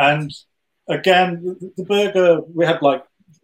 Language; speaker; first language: English; native; English